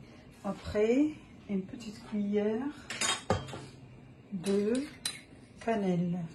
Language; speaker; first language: French; non-native, local second language; Arabic